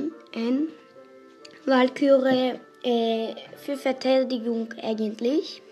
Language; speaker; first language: German; non-native, local second language; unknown